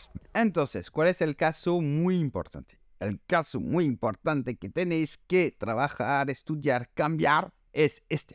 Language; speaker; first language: Spanish; non-native, fluent; French